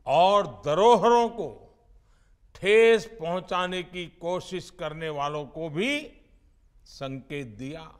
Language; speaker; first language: Hindi; non-native, local second language; Gujarati